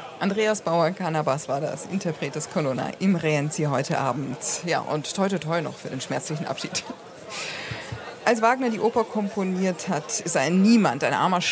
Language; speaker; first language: German; native; German